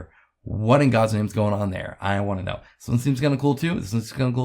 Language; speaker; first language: English; native; English